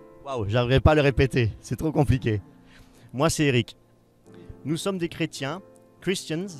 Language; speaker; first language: French; native; French